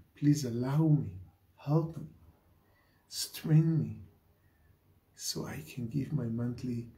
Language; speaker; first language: English; non-native, fluent; Hebrew